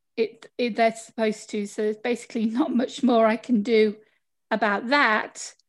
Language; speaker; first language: English; native; English